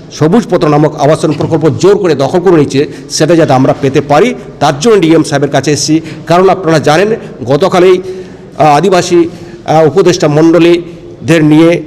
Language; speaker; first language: Bangla; native; Bangla